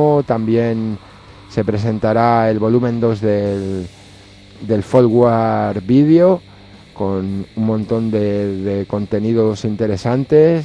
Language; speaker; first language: Spanish; native; Spanish